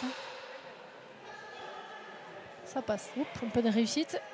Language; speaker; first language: French; native; French